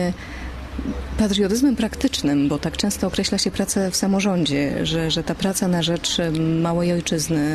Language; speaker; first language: Polish; native; Polish